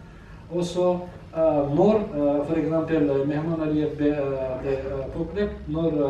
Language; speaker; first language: Norwegian; non-native, learner; Azerbaijani